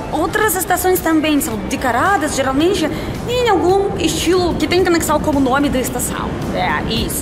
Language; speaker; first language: Portuguese; non-native, learner; Russian